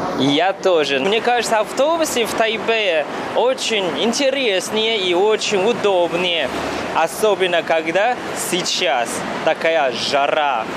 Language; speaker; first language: Russian; non-native, fluent; Chinese